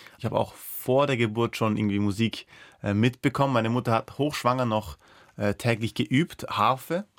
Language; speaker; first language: German; non-native, local second language; Persian